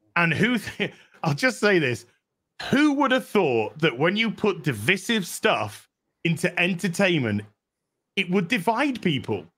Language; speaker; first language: English; native; English